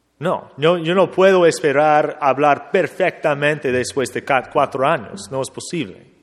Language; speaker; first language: Spanish; non-native, fluent; English